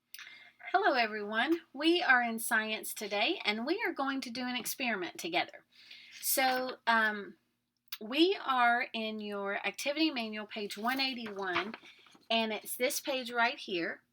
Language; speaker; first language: English; native; English